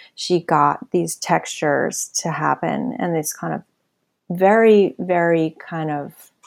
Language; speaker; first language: English; native; English